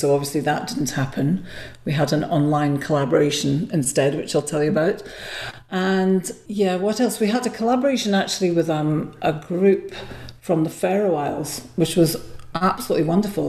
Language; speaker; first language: English; native; English